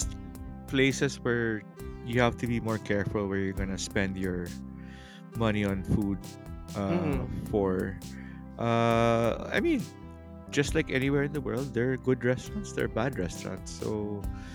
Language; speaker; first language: English; non-native, local second language; Filipino